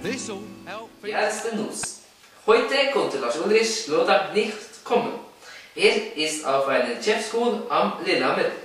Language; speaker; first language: German; non-native, learner; Norwegian